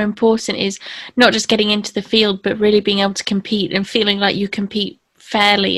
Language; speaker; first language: English; native; English